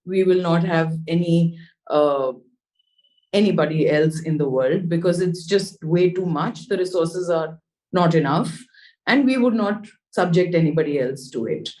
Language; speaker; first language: English; non-native, local second language; Hindi